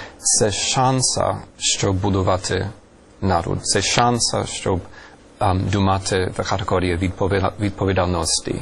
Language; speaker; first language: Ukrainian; non-native, fluent; English